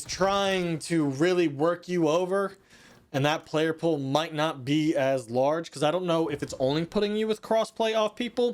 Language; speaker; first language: English; native; English